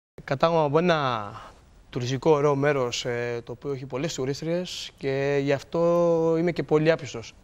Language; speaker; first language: Greek; native; Greek